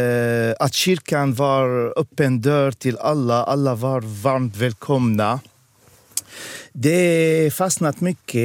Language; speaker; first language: Swedish; non-native, fluent; Arabic